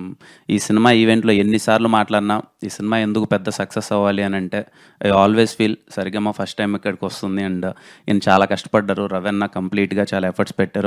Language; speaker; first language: Telugu; native; Telugu